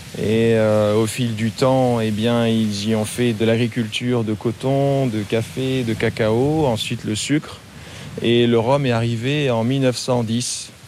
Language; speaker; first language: French; native; French